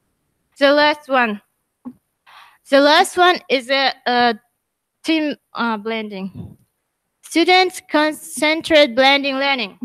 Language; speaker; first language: English; non-native, learner; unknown